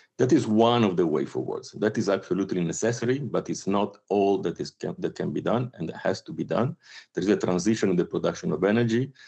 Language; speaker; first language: English; non-native, fluent; Italian